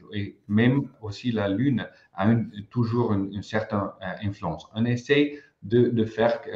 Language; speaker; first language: French; non-native, fluent; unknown